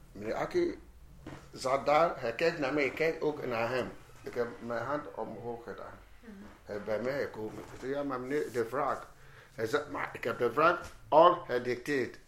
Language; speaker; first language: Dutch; non-native, fluent; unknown